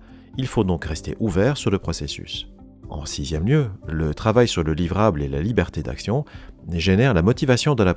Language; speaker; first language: French; native; French